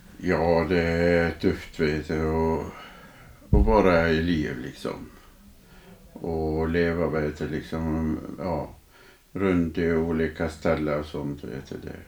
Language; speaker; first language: Swedish; non-native, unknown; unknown